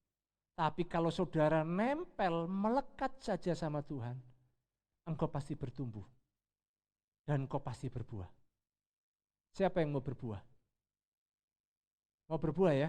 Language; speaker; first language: Indonesian; native; Indonesian